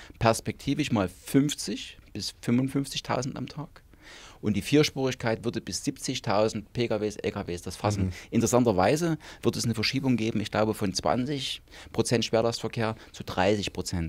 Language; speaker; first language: German; native; German